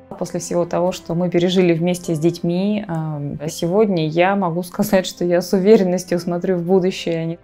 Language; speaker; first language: Russian; native; Russian